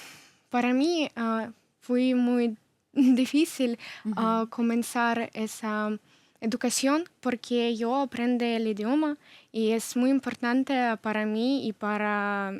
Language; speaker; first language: Spanish; non-native, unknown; Ukrainian